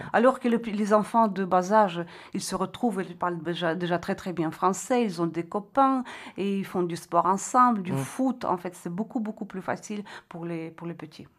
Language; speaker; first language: French; non-native, fluent; Ukrainian